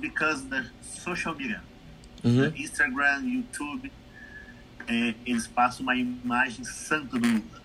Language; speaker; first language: Portuguese; native; Portuguese